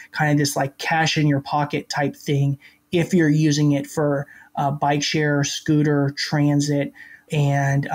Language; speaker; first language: English; native; English